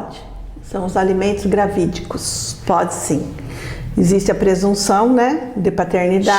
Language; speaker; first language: Portuguese; native; Portuguese